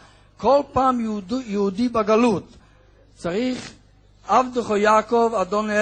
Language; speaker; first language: Hebrew; non-native, fluent; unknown